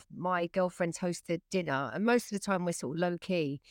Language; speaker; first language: English; native; English